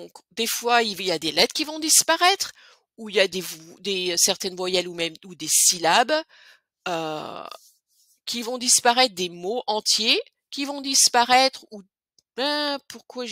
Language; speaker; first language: French; native; French